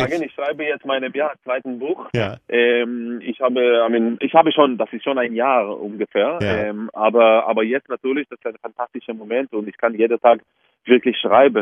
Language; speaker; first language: German; non-native, fluent; Hebrew